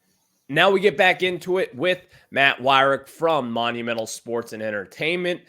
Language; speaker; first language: English; native; English